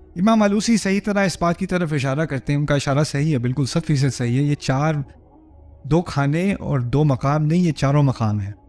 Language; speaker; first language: Urdu; early bilingual, heritage; Urdu